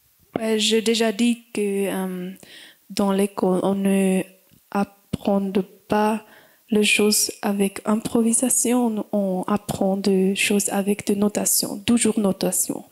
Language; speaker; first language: French; non-native, learner; German